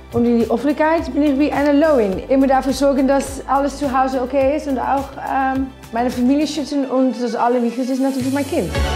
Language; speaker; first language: German; non-native, fluent; Dutch